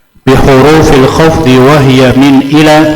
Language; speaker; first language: Arabic; non-native, fluent; Indonesian